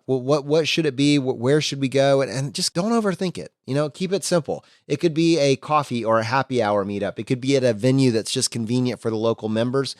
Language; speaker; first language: English; native; English